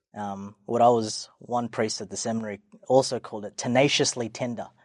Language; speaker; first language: English; native; English